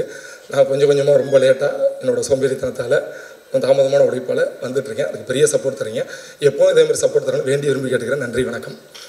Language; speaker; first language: Tamil; native; Tamil